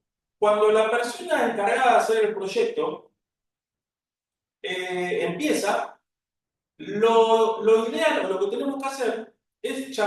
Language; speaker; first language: Spanish; native; Spanish